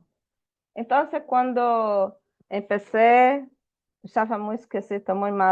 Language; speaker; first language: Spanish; non-native, fluent; Portuguese